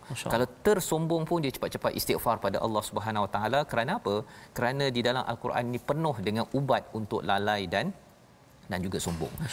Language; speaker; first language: Malay; native; Malay